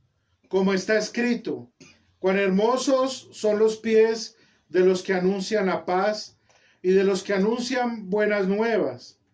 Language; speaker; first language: Spanish; native; Spanish